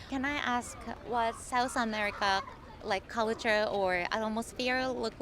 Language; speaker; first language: English; non-native, learner; Japanese